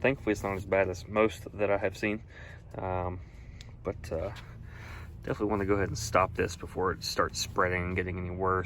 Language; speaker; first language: English; native; English